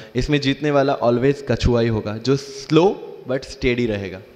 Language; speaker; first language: Hindi; non-native, local second language; Gujarati